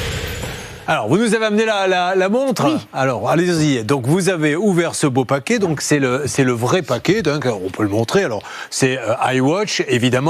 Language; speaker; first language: French; native; French